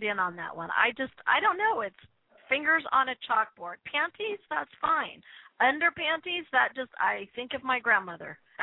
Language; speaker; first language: English; native; English